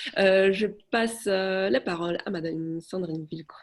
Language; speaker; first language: French; non-native, fluent; Polish